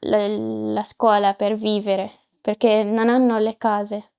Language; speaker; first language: Italian; non-native, learner; Arabic